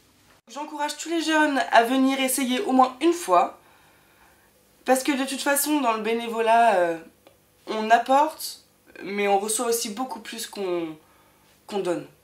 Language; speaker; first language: French; native; French